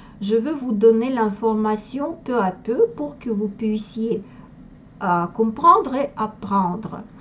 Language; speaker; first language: French; non-native, fluent; Russian